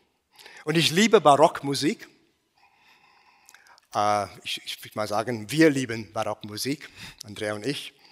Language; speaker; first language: German; non-native, fluent; English